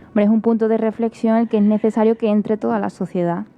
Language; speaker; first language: Spanish; native; Spanish